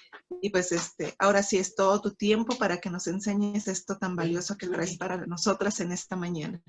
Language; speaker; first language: Spanish; native; Spanish